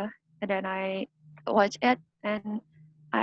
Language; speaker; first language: English; non-native, learner; Indonesian